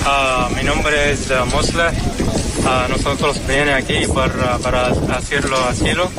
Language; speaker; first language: Spanish; non-native, learner; Arabic